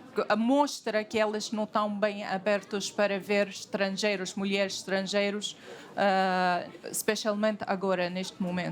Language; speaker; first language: Portuguese; non-native, fluent; Arabic